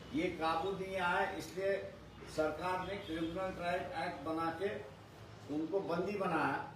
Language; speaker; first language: Hindi; non-native, local second language; Marathi